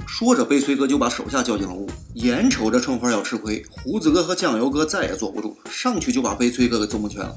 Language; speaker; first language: Chinese; native; Chinese